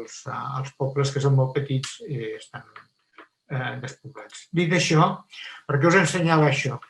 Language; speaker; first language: Catalan; native; Catalan